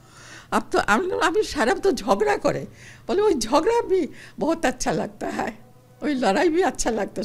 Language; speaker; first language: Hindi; non-native, local second language; Bangla